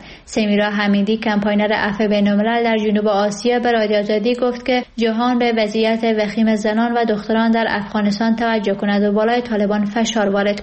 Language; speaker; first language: Persian; native; Persian